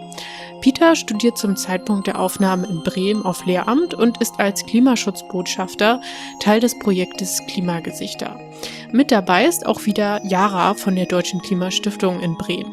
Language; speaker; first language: German; native; German